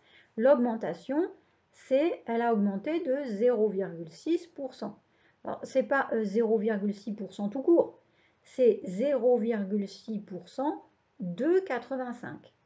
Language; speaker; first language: French; native; French